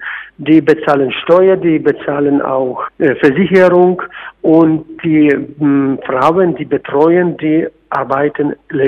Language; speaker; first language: German; non-native, fluent; Polish